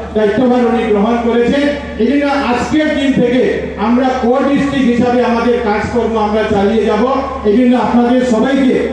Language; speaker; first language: Bangla; native; Bangla